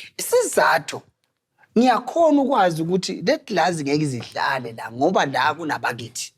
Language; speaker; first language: Zulu; native; Zulu